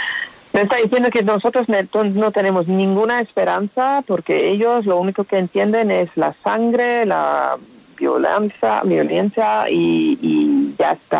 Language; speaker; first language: Spanish; non-native, fluent; Persian